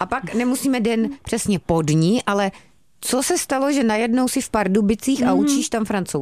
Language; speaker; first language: Czech; native; Czech